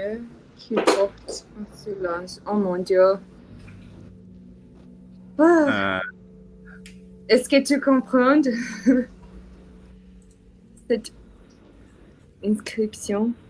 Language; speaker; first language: French; non-native, learner; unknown